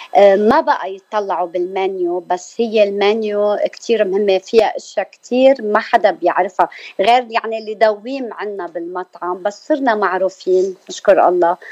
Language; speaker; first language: Arabic; native; Arabic